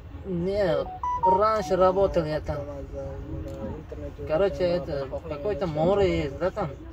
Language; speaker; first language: Russian; non-native, learner; Uzbek